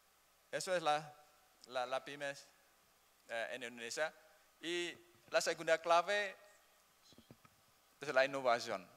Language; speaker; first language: Spanish; non-native, learner; Indonesian